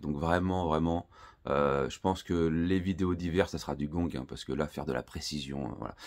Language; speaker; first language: French; native; French